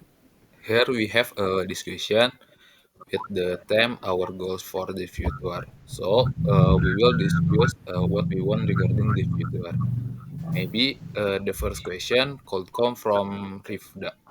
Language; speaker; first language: English; non-native, learner; Indonesian